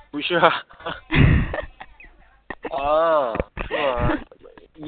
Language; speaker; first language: Chinese; non-native, learner; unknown